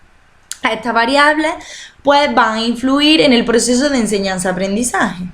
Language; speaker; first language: Spanish; native; Spanish